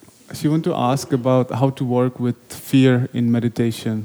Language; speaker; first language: English; non-native, fluent; Czech